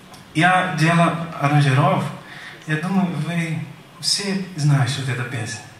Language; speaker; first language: Russian; non-native, learner; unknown